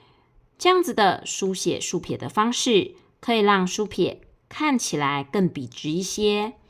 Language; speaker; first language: Chinese; native; Chinese